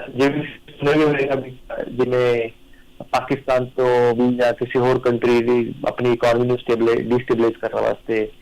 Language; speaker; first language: Punjabi; native; Punjabi